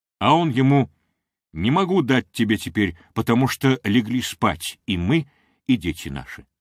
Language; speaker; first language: Russian; non-native, local second language; Armenian